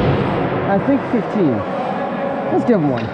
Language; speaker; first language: English; native; English